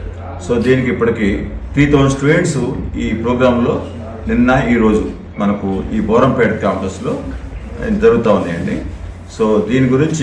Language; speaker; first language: Telugu; native; Telugu